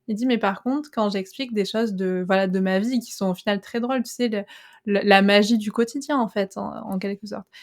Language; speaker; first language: French; native; French